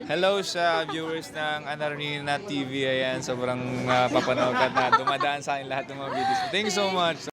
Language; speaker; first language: Filipino; non-native, local second language; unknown